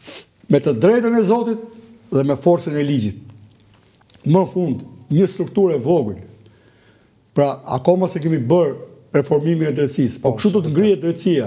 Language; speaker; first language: Albanian; native; Albanian